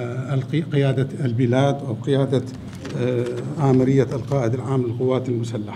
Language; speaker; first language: Arabic; native; Arabic